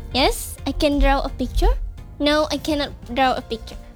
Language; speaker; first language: English; non-native, learner; Indonesian